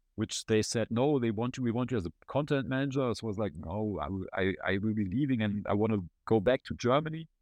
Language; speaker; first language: English; non-native, fluent; German